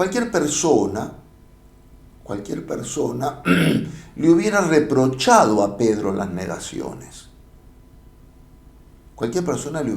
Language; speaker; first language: Spanish; native; Spanish